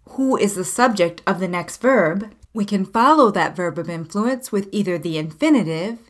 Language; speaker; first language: English; native; English